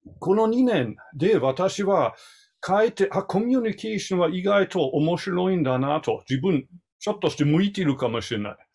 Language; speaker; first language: Japanese; non-native, fluent; German